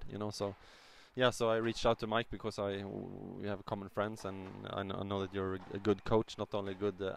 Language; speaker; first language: English; non-native, fluent; Swedish